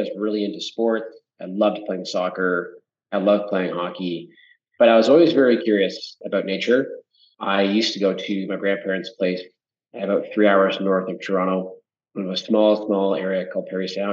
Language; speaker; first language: English; native; English